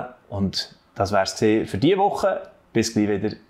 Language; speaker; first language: German; native; German